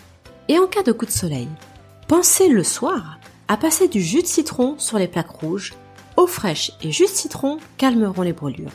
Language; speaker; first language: French; native; French